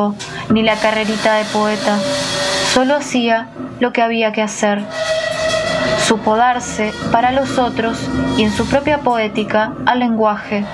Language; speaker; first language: Spanish; native; Spanish